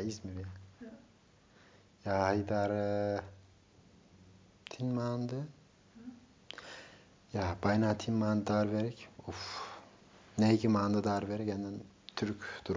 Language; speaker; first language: Dutch; non-native, learner; Turkish